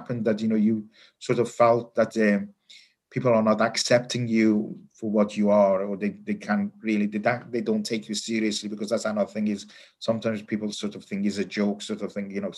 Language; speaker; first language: English; non-native, fluent; Persian